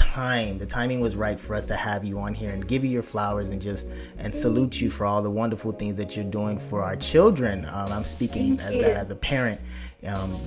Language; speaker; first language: English; early bilingual, other home language; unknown